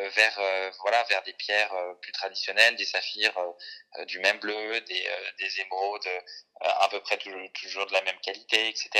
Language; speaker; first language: French; native; French